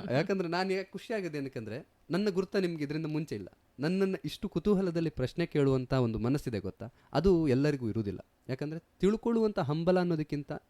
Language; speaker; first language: Kannada; native; Kannada